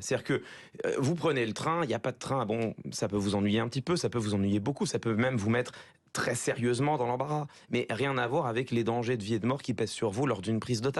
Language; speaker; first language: French; native; French